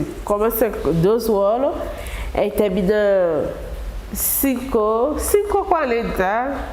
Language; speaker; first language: Portuguese; non-native, learner; Haitian Creole